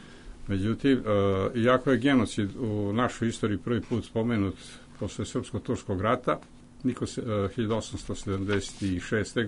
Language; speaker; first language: Serbian; native; Serbian